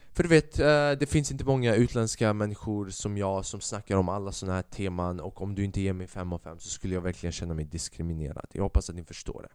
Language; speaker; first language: Swedish; early bilingual, other home language; Albanian